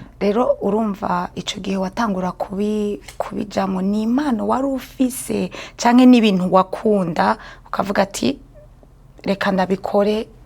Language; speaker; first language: Rundi; native; Rundi